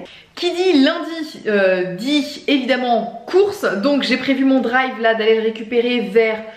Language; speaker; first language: French; native; French